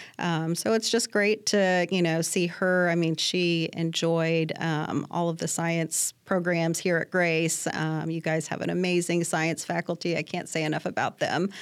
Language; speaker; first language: English; native; English